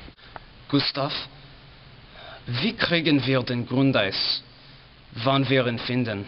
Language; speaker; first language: German; non-native, learner; English